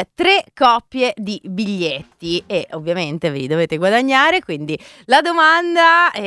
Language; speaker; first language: Italian; native; Italian